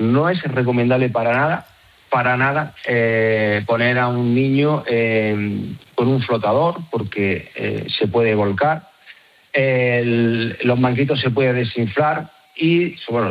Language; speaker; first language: Spanish; native; Spanish